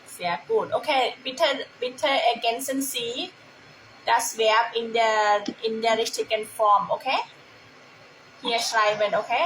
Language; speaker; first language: German; non-native, fluent; Thai